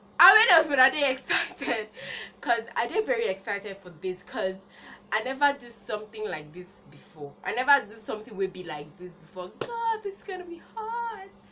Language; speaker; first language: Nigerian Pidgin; non-native, local second language; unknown